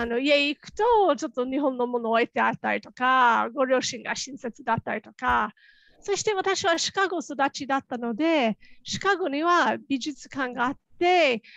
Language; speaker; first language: Japanese; non-native, fluent; English